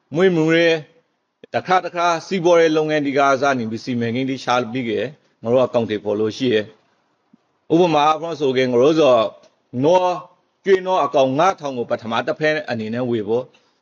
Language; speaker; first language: Burmese; native; Burmese